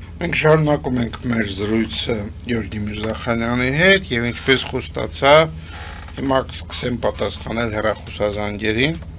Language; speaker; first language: Armenian; native; Armenian